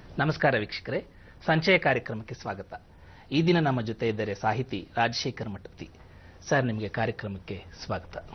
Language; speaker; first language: Kannada; native; Kannada